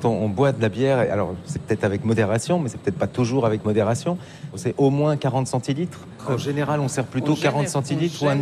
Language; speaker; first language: French; native; French